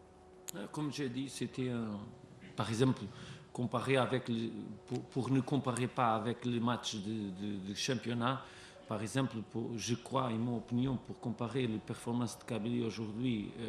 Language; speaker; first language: French; non-native, learner; Portuguese